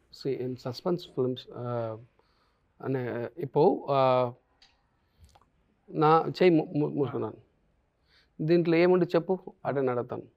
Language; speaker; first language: Telugu; non-native, learner; Tamil